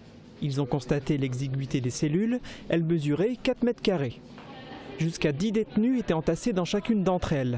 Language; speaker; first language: French; native; French